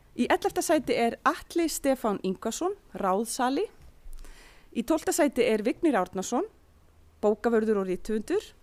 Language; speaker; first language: Icelandic; native; Icelandic